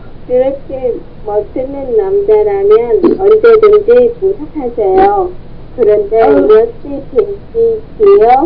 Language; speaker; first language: Korean; non-native, learner; Vietnamese